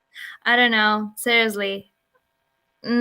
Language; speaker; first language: English; non-native, learner; Spanish